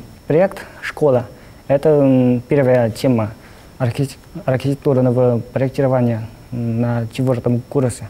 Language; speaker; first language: Russian; non-native, fluent; Vietnamese